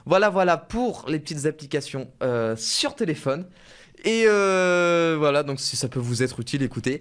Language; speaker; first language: French; native; French